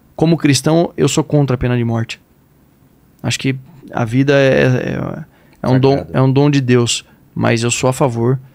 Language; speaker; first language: Portuguese; native; Portuguese